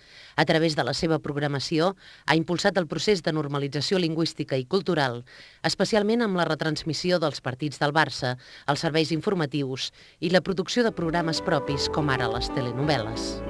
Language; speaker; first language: Catalan; native; Catalan